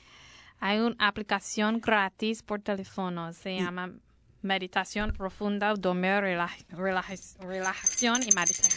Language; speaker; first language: Spanish; non-native, learner; English